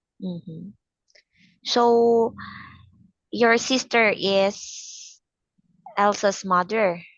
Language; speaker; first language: English; non-native, fluent; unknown